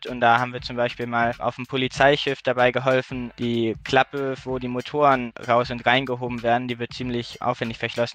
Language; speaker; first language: German; native; German